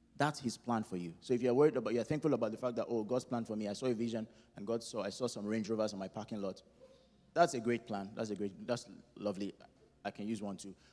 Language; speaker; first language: English; non-native, local second language; Yoruba